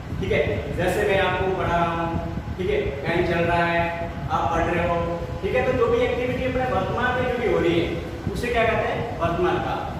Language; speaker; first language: Hindi; native; Hindi